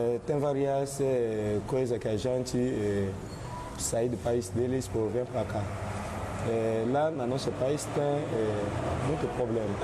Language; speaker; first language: Portuguese; non-native, learner; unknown